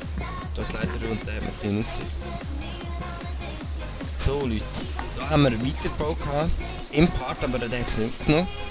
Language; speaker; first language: German; native; German